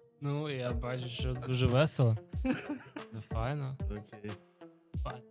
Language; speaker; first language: Ukrainian; non-native, local second language; Russian